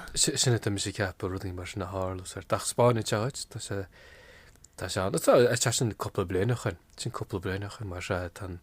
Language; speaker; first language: Irish; native; Irish